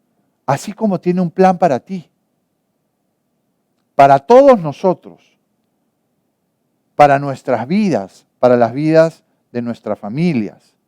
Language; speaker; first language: Spanish; native; Spanish